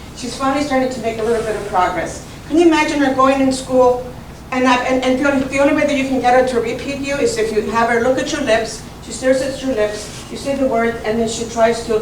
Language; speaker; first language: English; early bilingual, other home language; Italian